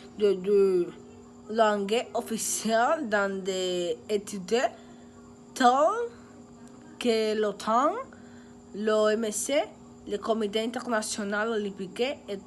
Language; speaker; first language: French; non-native, learner; Spanish